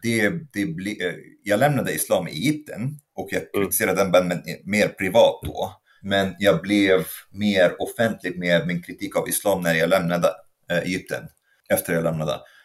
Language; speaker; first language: Swedish; non-native, fluent; Arabic